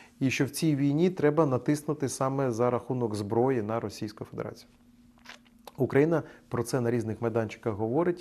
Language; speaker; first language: Ukrainian; native; Ukrainian